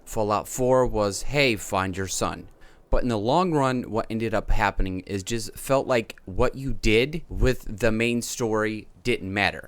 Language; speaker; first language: English; native; English